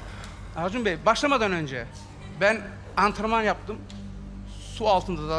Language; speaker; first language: Turkish; native; Turkish